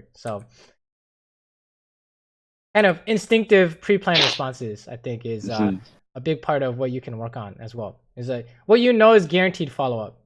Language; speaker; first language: English; native; English